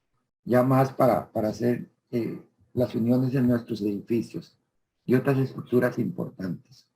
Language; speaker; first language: Spanish; native; Spanish